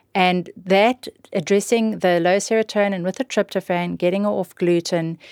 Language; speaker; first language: English; native; English